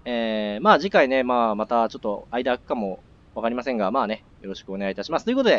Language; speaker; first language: Japanese; native; Japanese